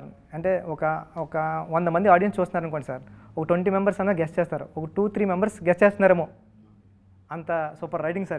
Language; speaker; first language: Telugu; native; Telugu